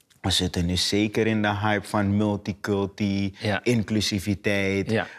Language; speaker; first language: Dutch; native; Dutch